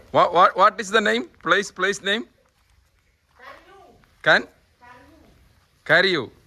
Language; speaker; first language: English; non-native, fluent; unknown